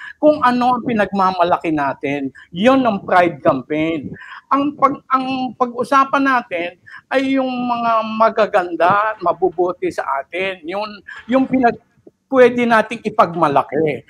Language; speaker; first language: Filipino; native; Filipino